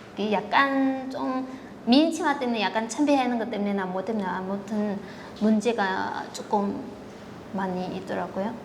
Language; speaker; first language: Korean; non-native, fluent; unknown